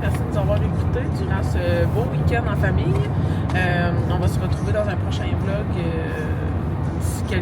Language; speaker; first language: French; native; French